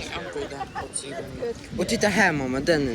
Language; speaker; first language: Swedish; early bilingual, other home language; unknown